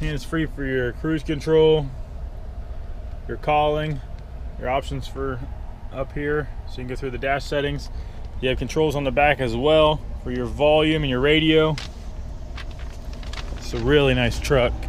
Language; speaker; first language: English; native; English